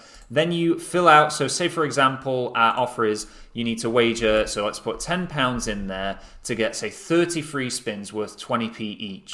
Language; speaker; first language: English; native; English